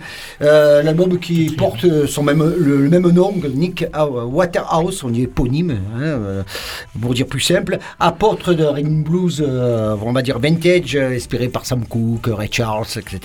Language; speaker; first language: French; native; French